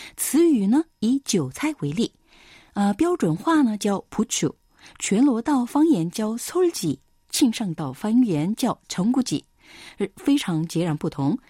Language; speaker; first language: Chinese; non-native, fluent; Korean